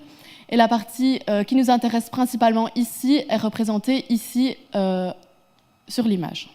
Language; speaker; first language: French; native; French